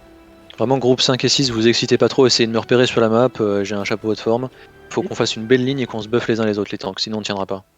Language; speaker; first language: French; native; French